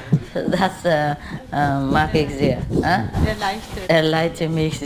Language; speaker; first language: German; non-native, learner; Vietnamese